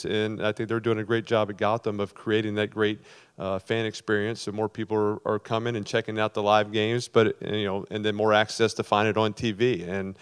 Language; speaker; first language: English; native; English